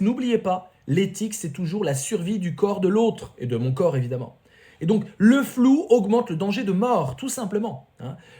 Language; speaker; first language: French; native; French